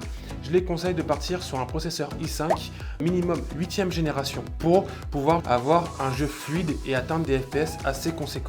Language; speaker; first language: French; native; French